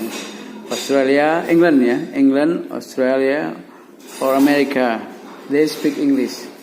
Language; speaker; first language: English; non-native, learner; Indonesian